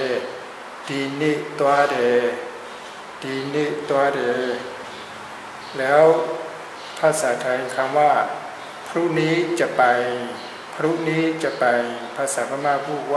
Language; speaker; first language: Thai; non-native, fluent; Burmese